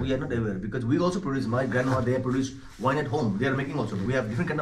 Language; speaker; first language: English; non-native, fluent; Nepali